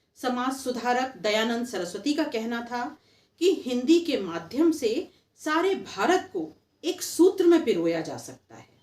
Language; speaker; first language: Hindi; native; Hindi